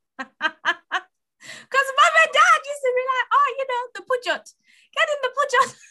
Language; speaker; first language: English; early bilingual, other home language; Kikuyu